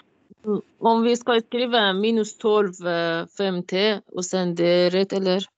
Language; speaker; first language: Swedish; non-native, learner; Arabic